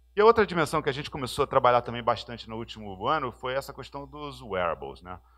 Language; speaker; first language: Portuguese; native; Portuguese